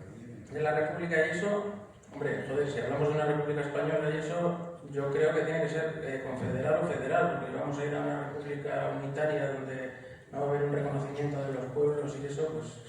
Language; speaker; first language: Spanish; native; Spanish